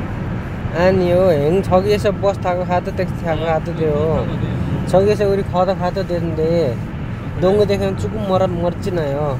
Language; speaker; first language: Korean; non-native, learner; Nepali